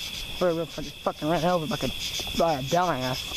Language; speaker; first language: English; native; English